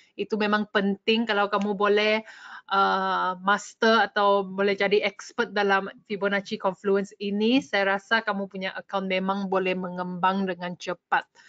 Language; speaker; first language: Malay; non-native, local second language; English